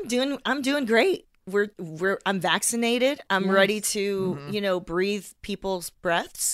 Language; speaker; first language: English; native; English